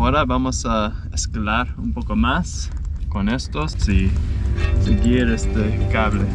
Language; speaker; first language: Spanish; non-native, learner; English